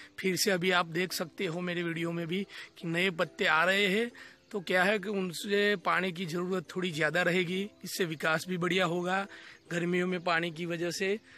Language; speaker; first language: Hindi; non-native, local second language; Gujarati